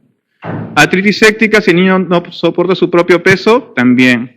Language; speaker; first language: Spanish; native; Spanish